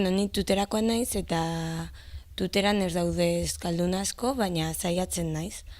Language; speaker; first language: Basque; non-native, local second language; Spanish